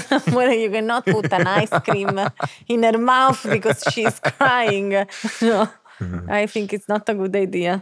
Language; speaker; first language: English; non-native, fluent; Italian